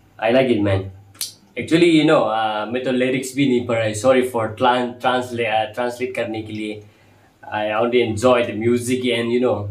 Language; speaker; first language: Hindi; non-native, local second language; Kok Borok